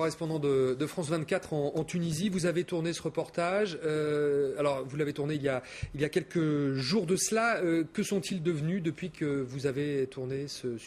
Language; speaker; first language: French; native; French